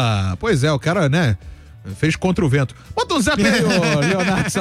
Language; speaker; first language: Portuguese; native; Portuguese